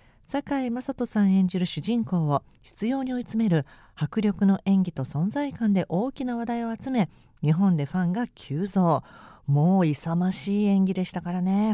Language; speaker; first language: Japanese; native; Japanese